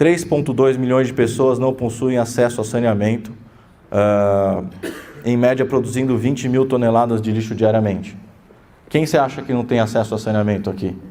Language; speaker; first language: Portuguese; native; Portuguese